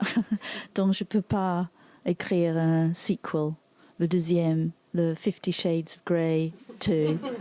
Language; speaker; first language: French; non-native, learner; English